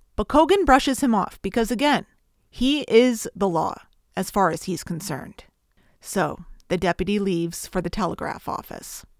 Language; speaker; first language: English; native; English